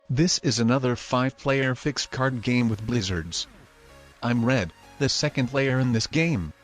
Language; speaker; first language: English; non-native, fluent; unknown